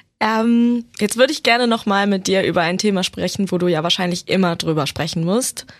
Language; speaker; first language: German; native; German